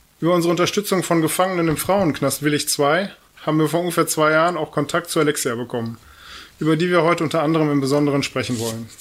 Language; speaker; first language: German; native; German